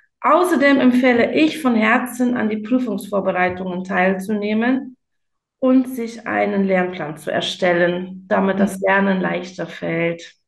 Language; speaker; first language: German; non-native, fluent; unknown